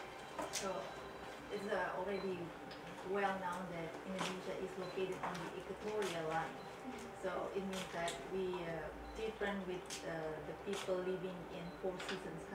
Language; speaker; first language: English; non-native, fluent; Balinese